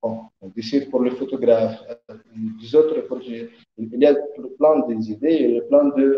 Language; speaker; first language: French; non-native, learner; Arabic